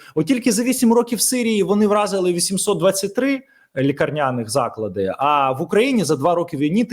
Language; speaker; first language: Ukrainian; native; Ukrainian